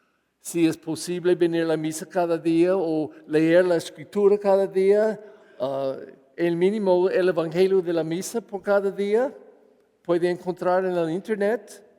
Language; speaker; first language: Spanish; non-native, fluent; English